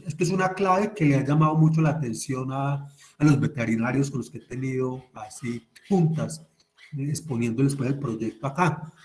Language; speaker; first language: Spanish; native; Spanish